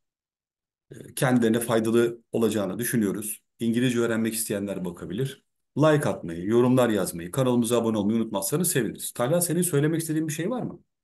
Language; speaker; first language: Turkish; native; Turkish